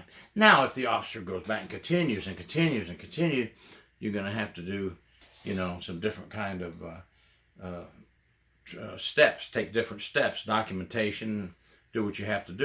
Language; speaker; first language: English; native; English